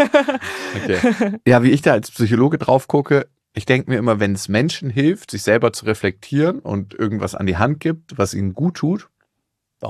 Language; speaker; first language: German; native; German